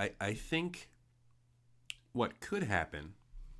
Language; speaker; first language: English; native; English